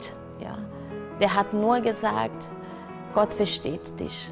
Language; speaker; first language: German; non-native, fluent; Portuguese